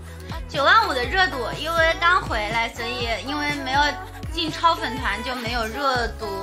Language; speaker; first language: Chinese; native; Chinese